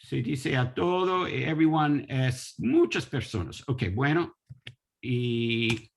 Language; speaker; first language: Spanish; non-native, learner; English